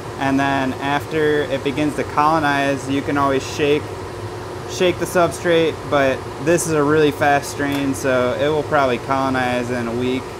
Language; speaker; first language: English; native; English